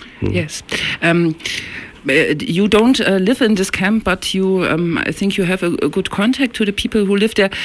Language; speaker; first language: English; non-native, learner; German